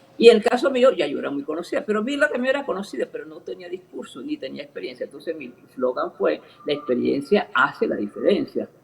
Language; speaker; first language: Spanish; early bilingual, other home language; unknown